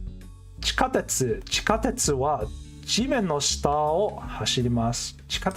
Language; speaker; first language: Japanese; non-native, learner; English